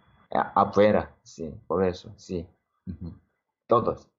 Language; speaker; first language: Spanish; non-native, learner; Korean